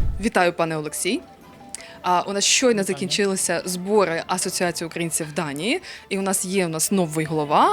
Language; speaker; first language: Ukrainian; native; Ukrainian